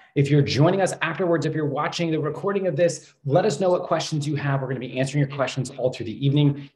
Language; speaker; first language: English; native; English